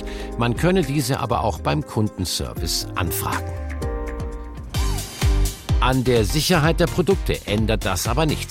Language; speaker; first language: German; native; German